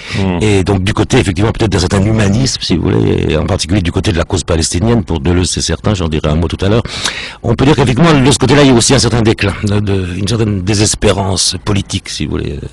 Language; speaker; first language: French; native; French